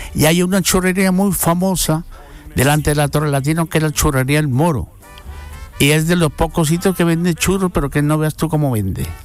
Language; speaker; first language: Spanish; native; Spanish